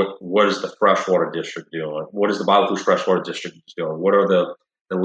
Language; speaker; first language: English; native; English